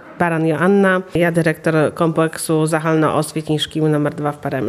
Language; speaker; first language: Ukrainian; early bilingual, heritage; Ukrainian